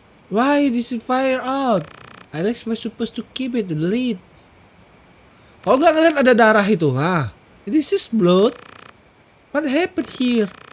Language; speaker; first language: English; non-native, learner; Indonesian